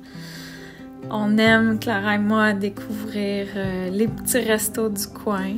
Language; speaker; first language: French; native; French